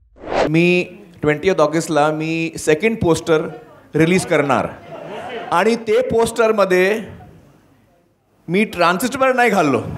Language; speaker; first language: Marathi; non-native, local second language; Hindi